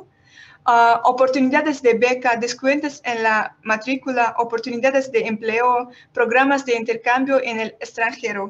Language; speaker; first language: Spanish; non-native, learner; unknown